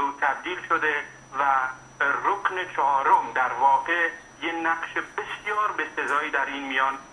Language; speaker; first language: Persian; non-native, local second language; Central Kurdish